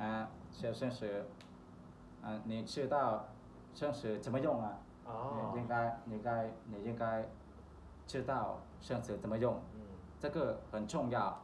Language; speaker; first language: Chinese; non-native, learner; Thai